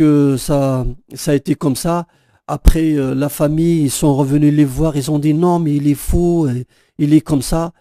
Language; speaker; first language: French; non-native, local second language; Kabyle